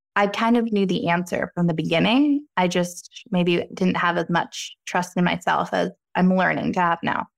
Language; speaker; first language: English; native; English